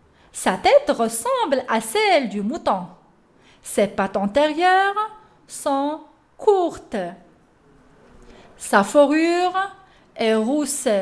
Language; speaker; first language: French; non-native, local second language; Arabic